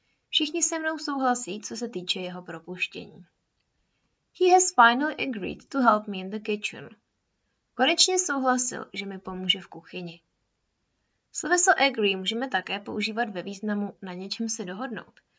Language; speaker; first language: Czech; native; Czech